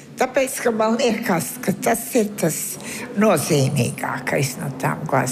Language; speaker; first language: Latvian; non-native, fluent; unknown